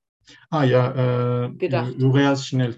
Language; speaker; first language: German; non-native, learner; Turkish